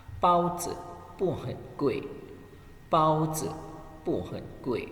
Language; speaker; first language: Chinese; non-native, fluent; Thai